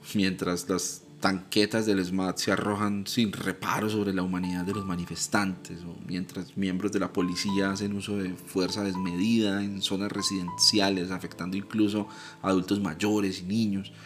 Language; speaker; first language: Spanish; native; Spanish